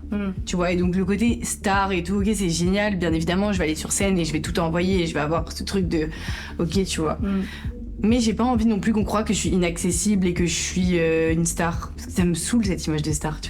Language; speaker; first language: French; native; French